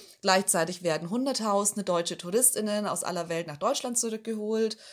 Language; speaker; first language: German; native; German